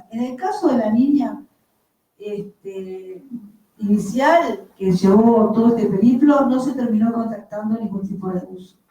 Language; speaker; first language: Spanish; native; Spanish